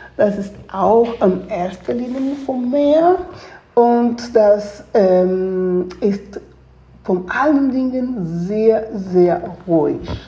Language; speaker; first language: German; non-native, fluent; Portuguese